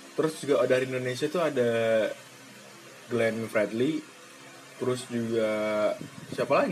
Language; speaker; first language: Indonesian; native; Indonesian